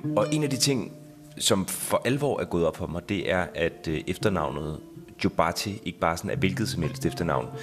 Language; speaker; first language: Danish; native; Danish